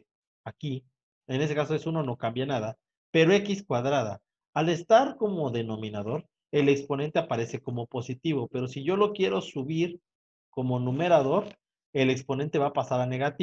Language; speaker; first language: Spanish; native; Spanish